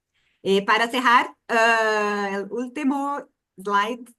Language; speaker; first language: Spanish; non-native, fluent; Portuguese